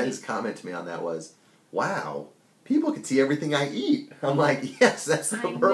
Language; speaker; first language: English; native; English